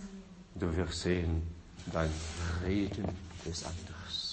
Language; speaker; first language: German; non-native, fluent; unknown